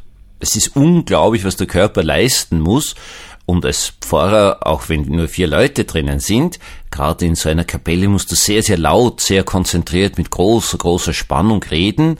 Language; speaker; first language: German; native; German